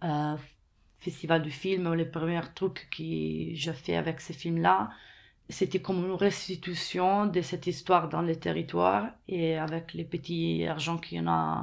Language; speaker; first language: French; non-native, fluent; Italian